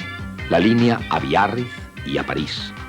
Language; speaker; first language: Spanish; native; Spanish